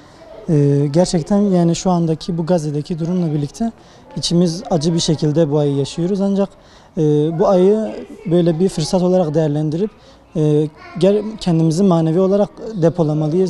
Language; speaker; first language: Turkish; native; Turkish